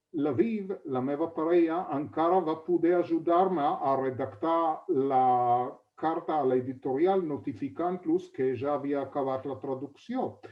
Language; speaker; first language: Catalan; non-native, fluent; Hebrew